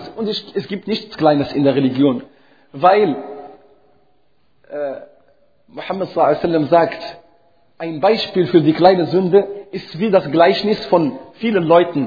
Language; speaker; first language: German; non-native, fluent; Arabic